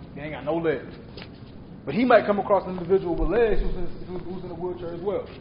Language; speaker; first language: English; native; English